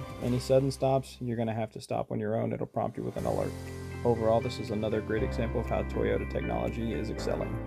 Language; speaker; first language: English; native; English